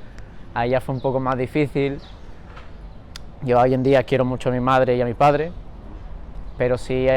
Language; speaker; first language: Spanish; early bilingual, other home language; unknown